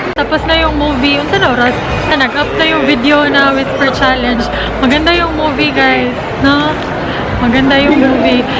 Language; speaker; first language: Filipino; non-native, local second language; Cebuano